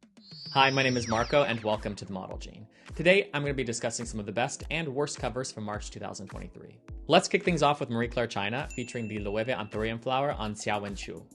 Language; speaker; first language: English; native; English